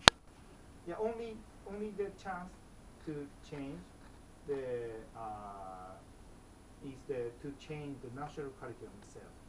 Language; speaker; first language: English; non-native, fluent; Japanese